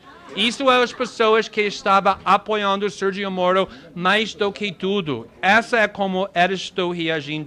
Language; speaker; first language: Portuguese; non-native, fluent; English